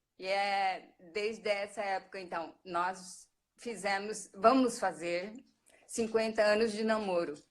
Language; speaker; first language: Portuguese; early bilingual, other home language; Japanese